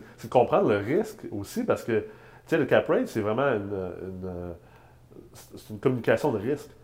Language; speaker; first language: French; native; French